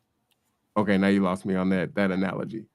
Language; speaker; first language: English; native; English